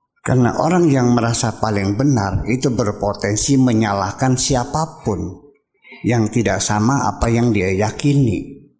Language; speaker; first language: Indonesian; native; Indonesian